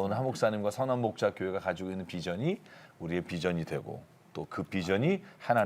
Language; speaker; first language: Korean; native; Korean